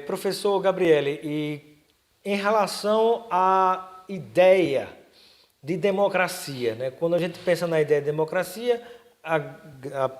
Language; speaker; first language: Portuguese; native; Portuguese